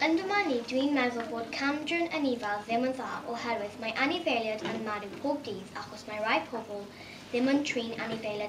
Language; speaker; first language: Welsh; non-native, local second language; English